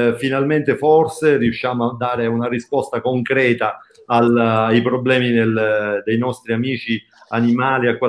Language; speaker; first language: Italian; native; Italian